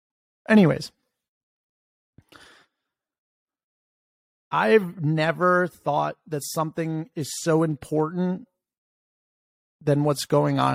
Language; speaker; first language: English; native; English